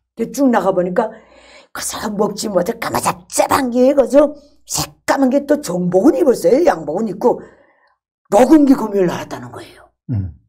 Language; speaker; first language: Korean; native; Korean